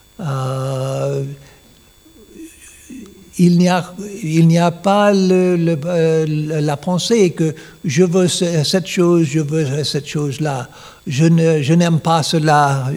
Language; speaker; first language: French; non-native, learner; English